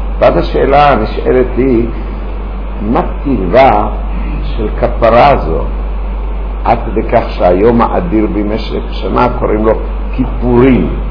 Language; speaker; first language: Hebrew; early bilingual, other home language; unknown